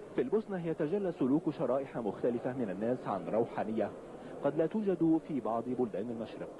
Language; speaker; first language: Arabic; native; Arabic